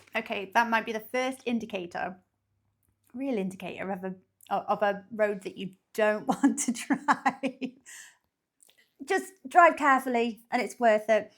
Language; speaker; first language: English; native; English